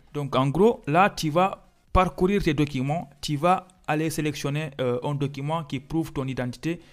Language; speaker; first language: French; non-native, local second language; Fula